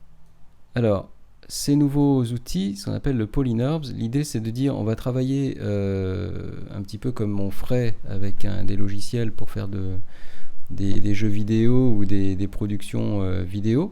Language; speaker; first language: French; native; French